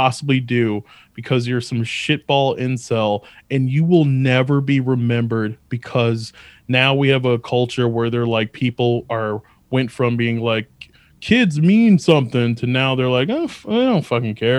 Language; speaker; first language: English; native; English